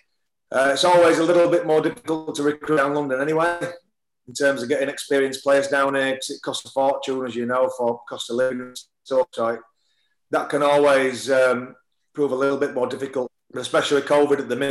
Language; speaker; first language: English; native; English